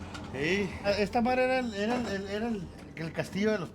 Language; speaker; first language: Spanish; native; Spanish